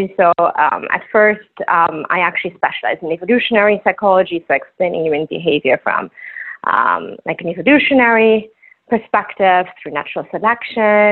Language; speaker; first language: English; non-native, fluent; Luxembourgish